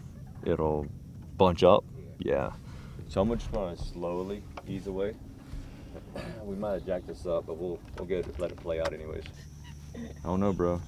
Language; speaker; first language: English; native; English